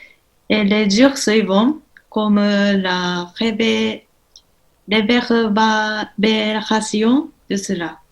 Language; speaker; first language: French; non-native, learner; Japanese